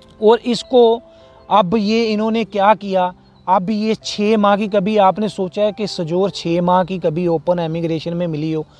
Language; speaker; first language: Urdu; non-native, local second language; Punjabi